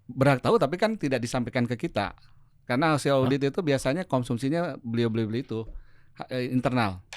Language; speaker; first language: Indonesian; native; Indonesian